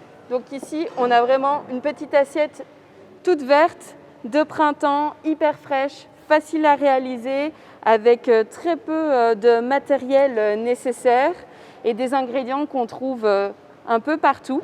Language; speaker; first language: French; native; French